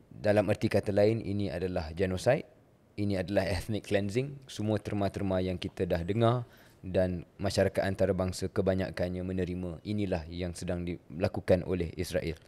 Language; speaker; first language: Malay; native; Malay